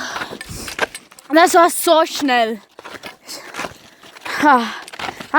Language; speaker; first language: German; non-native, learner; Malayalam